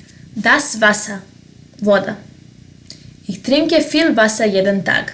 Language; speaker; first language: German; non-native, fluent; Serbian